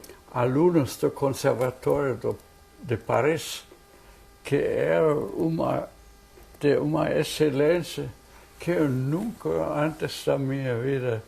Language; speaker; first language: Portuguese; non-native, fluent; German